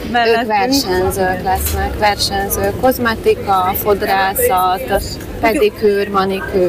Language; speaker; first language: Hungarian; native; Hungarian